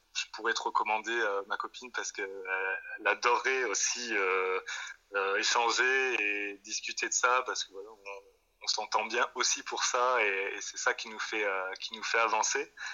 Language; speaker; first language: French; native; French